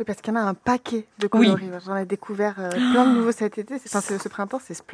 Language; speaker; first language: French; native; French